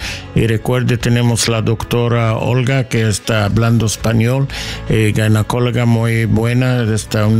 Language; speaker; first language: Spanish; non-native, learner; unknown